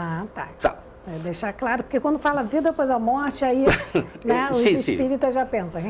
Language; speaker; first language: Portuguese; native; Portuguese